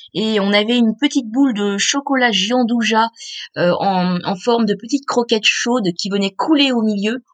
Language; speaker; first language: French; native; French